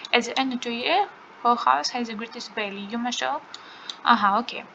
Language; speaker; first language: English; non-native, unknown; Ukrainian